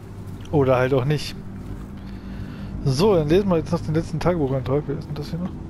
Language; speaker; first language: German; native; German